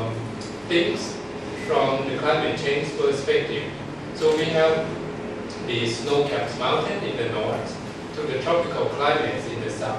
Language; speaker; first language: English; non-native, fluent; Thai